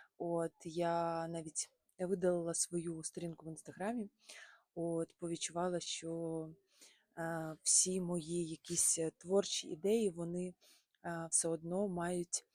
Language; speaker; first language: Ukrainian; non-native, local second language; Russian